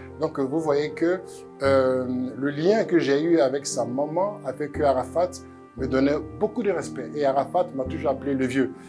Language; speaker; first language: French; early bilingual, other home language; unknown